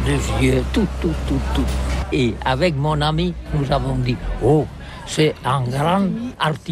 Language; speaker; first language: French; non-native, learner; Catalan